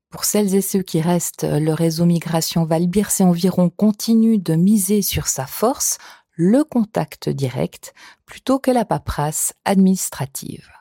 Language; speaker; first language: French; native; French